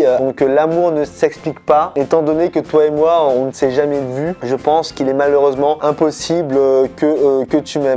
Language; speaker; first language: French; native; French